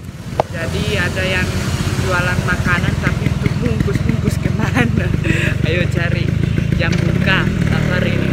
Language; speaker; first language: Indonesian; non-native, fluent; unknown